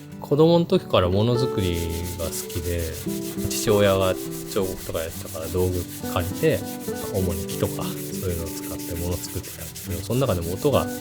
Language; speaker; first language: Japanese; native; Japanese